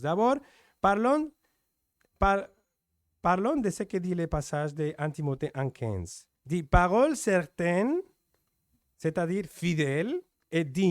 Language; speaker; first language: French; non-native, fluent; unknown